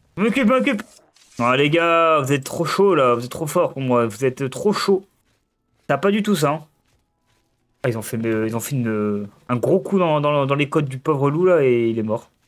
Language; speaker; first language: French; native; French